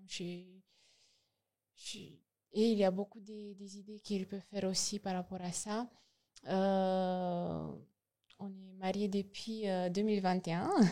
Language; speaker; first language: French; non-native, learner; Romanian